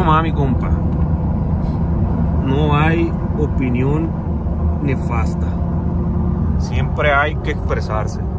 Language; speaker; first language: Spanish; native; Spanish